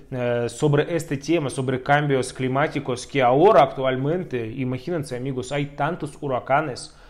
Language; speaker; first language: Spanish; non-native, fluent; Russian